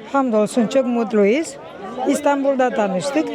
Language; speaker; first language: Turkish; early bilingual, heritage; Turkish